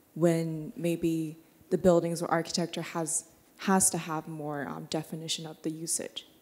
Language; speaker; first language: English; non-native, fluent; Chinese